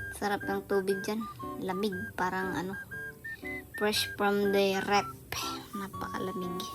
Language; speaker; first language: Filipino; non-native, local second language; Iloko